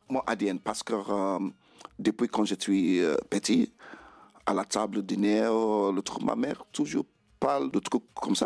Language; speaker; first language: French; non-native, fluent; Krio